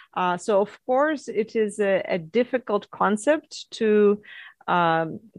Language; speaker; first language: English; non-native, fluent; Russian